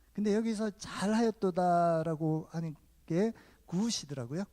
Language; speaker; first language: Korean; native; Korean